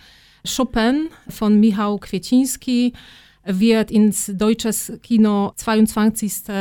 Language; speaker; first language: German; non-native, fluent; Polish